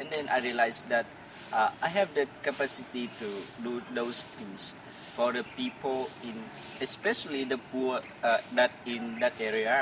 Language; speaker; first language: English; non-native, fluent; Vietnamese